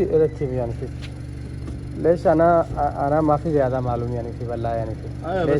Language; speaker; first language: Arabic; non-native, learner; Urdu